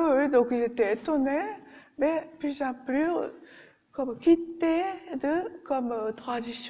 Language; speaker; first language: French; non-native, learner; Japanese